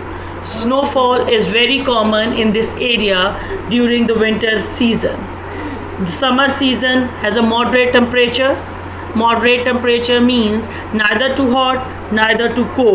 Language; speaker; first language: English; non-native, local second language; Urdu